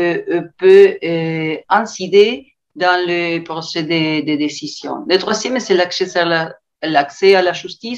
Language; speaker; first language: French; non-native, learner; Spanish